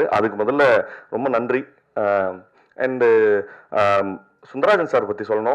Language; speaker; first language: Tamil; native; Tamil